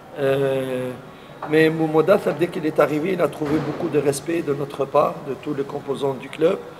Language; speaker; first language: French; non-native, local second language; Arabic